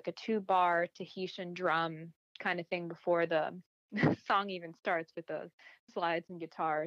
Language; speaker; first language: English; native; English